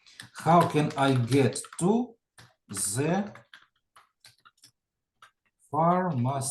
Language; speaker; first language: English; non-native, fluent; Ukrainian